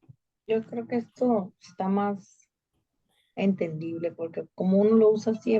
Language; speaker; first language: Spanish; native; Spanish